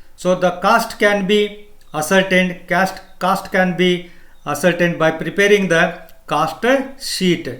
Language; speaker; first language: English; non-native, local second language; Kannada